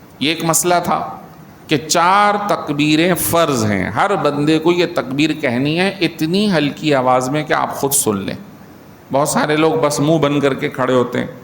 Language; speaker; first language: Urdu; native; Urdu